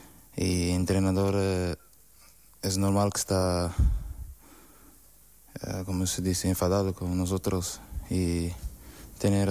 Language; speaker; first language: Spanish; non-native, learner; Portuguese